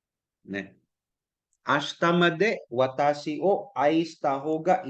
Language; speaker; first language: Japanese; non-native, fluent; Cebuano